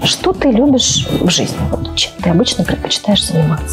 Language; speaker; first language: Russian; native; Russian